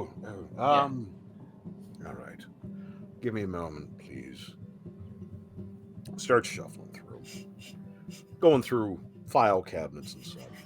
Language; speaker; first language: English; native; English